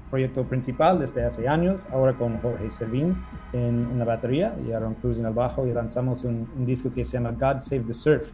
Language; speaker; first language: Spanish; non-native, fluent; English